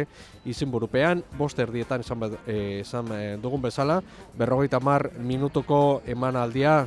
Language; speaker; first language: Basque; native; Basque